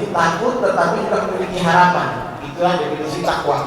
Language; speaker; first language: Indonesian; native; Indonesian